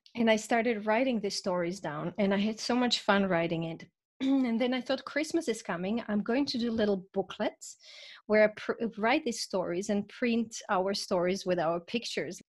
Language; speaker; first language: English; non-native, fluent; Croatian